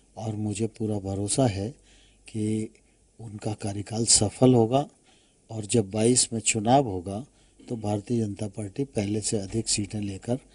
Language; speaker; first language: Hindi; native; Hindi